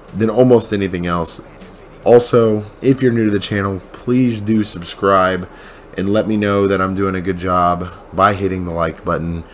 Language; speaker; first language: English; native; English